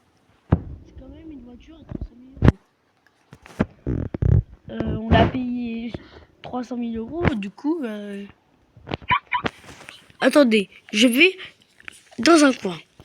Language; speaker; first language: French; native; French